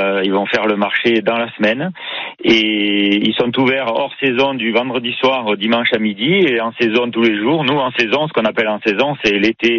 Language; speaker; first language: French; native; French